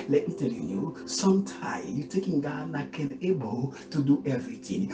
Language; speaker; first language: English; non-native, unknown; Haitian Creole